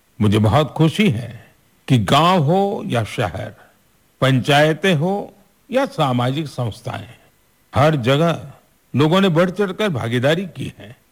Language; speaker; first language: Hindi; non-native, local second language; Gujarati